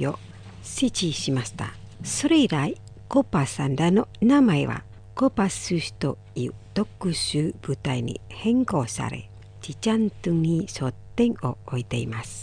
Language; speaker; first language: Japanese; non-native, fluent; Indonesian